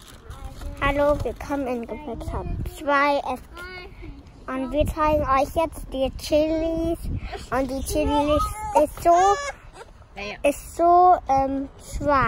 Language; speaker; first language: German; early bilingual, other home language; Indonesian